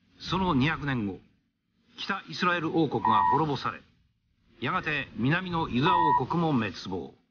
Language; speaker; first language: Japanese; native; Japanese